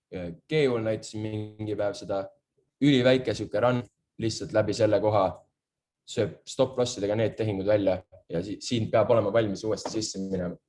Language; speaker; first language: Estonian; native; Estonian